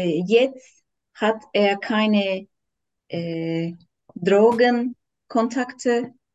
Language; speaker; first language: German; non-native, learner; Turkish